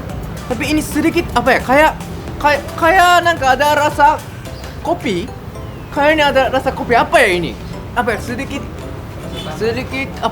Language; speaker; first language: Indonesian; non-native, learner; Japanese